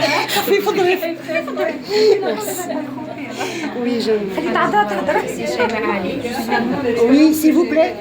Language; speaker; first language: French; non-native, local second language; Arabic